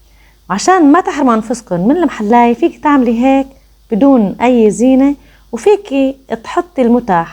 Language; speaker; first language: Arabic; native; Arabic